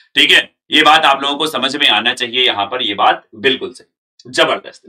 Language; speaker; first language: Hindi; native; Hindi